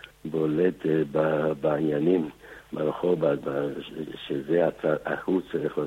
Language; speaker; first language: Hebrew; non-native, fluent; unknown